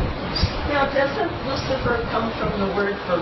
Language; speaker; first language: English; native; English